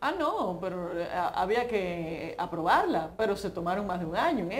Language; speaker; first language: Spanish; native; Spanish